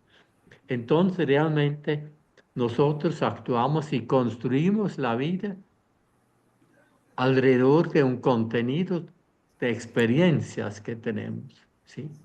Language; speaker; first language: Spanish; non-native, fluent; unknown